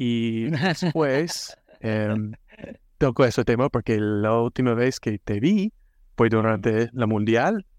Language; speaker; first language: Spanish; non-native, fluent; English